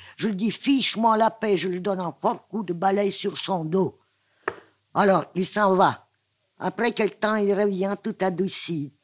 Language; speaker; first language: French; non-native, fluent; Russian